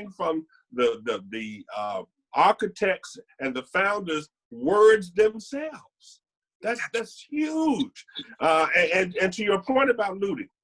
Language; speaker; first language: English; native; English